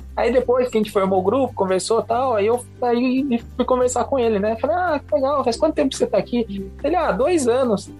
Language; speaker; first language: Portuguese; native; Portuguese